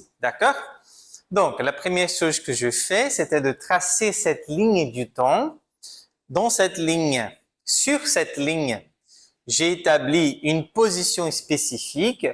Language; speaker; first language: French; non-native, fluent; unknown